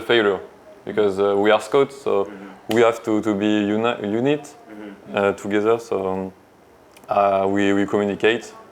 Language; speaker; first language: English; non-native, learner; French